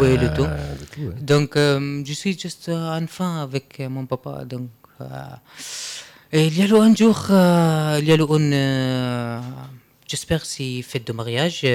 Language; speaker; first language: French; non-native, learner; Arabic